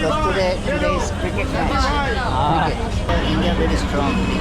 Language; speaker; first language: English; non-native, local second language; Bangla